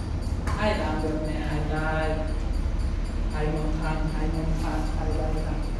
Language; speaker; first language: Vietnamese; non-native, learner; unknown